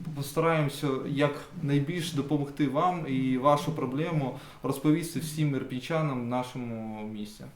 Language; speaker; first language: Ukrainian; non-native, local second language; Russian